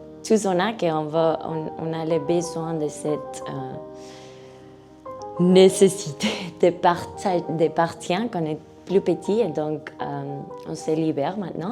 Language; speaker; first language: French; non-native, learner; Spanish